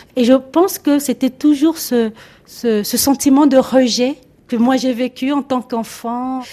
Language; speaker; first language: French; non-native, local second language; Lingala